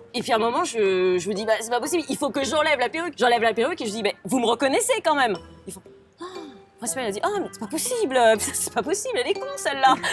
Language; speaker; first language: French; native; French